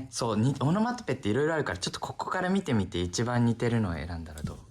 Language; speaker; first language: Japanese; native; Japanese